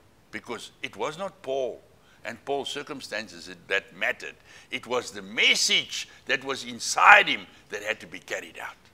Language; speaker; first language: English; non-native, local second language; Afrikaans